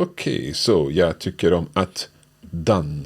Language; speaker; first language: Swedish; non-native, learner; English